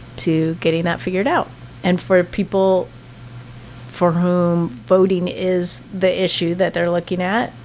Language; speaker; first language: English; native; English